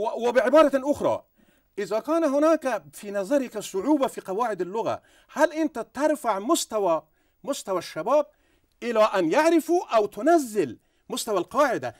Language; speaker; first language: Arabic; non-native, fluent; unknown